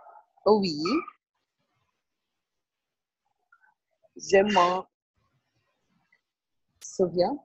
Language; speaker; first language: French; non-native, learner; Portuguese